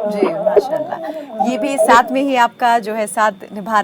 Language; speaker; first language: Hindi; native; Hindi